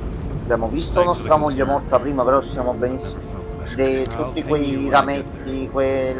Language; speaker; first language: Italian; native; Italian